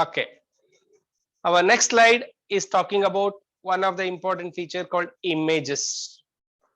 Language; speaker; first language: English; non-native, local second language; Kannada